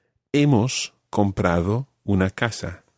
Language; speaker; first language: Spanish; non-native, fluent; English